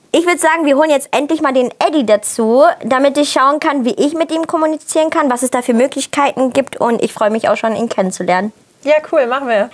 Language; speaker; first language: German; native; German